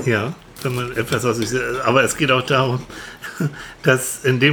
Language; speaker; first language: German; native; German